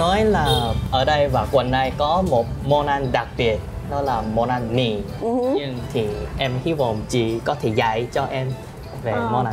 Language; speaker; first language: Vietnamese; non-native, fluent; Korean